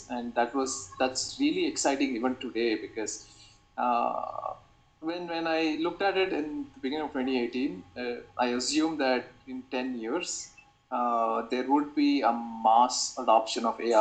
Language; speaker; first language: English; non-native, local second language; Kannada